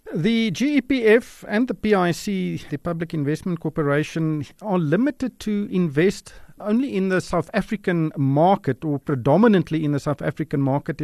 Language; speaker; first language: English; non-native, local second language; Afrikaans